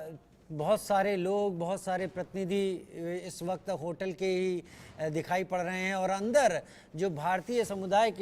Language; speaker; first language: Hindi; native; Hindi